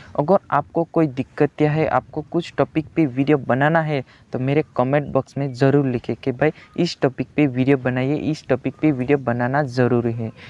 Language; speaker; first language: Hindi; non-native, local second language; Gujarati